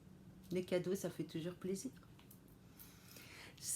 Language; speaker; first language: French; native; French